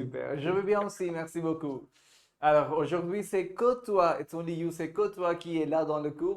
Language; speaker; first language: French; non-native, fluent; Hindi